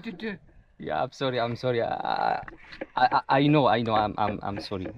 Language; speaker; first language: English; non-native, learner; Arabic